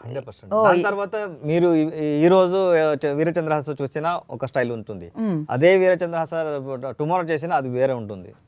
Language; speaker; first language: Telugu; non-native, learner; Kannada